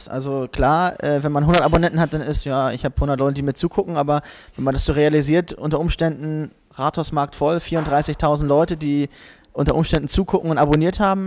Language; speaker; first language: German; native; German